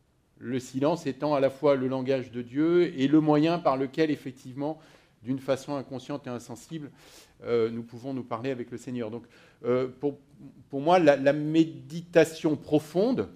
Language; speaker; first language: French; native; French